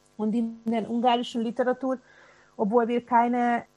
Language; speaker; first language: German; non-native, fluent; Hungarian